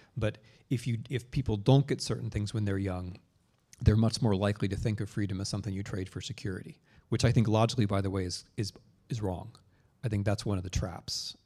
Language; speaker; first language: English; native; English